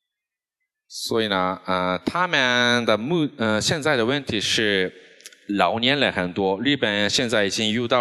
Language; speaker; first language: Chinese; non-native, fluent; Japanese